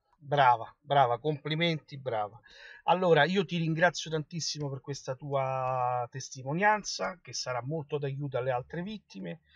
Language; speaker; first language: Italian; native; Italian